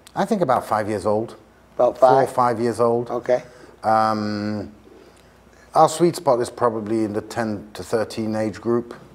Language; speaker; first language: English; native; English